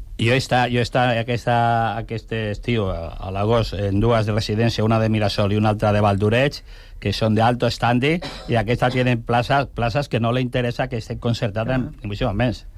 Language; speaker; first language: Catalan; non-native, local second language; Spanish